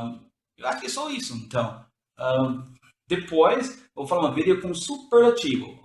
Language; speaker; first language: Portuguese; non-native, learner; English